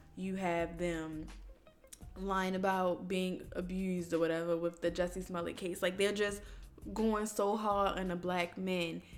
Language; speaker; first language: English; native; English